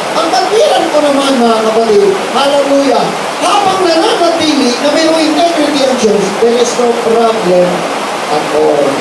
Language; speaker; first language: Filipino; non-native, local second language; Cebuano